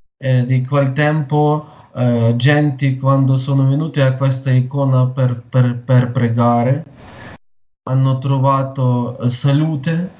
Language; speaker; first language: Italian; non-native, learner; Ukrainian